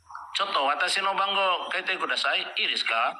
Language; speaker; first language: Japanese; non-native, learner; Indonesian